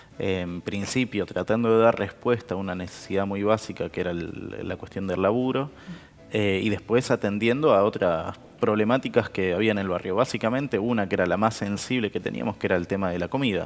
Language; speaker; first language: Spanish; native; Spanish